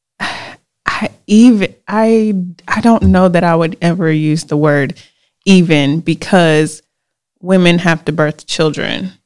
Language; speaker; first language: English; native; English